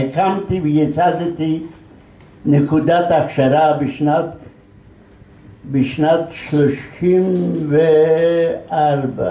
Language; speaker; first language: Hebrew; non-native, fluent; Yiddish